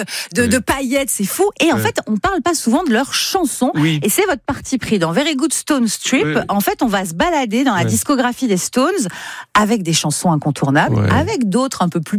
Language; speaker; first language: French; native; French